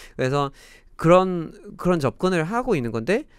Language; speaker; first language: Korean; non-native, fluent; English